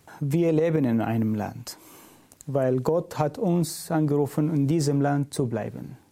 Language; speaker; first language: German; non-native, learner; Syriac